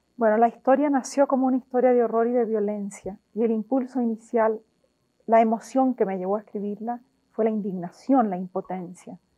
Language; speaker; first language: Spanish; native; Spanish